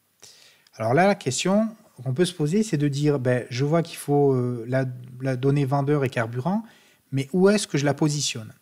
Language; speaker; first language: French; native; French